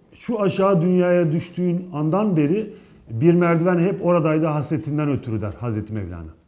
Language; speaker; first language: Turkish; native; Turkish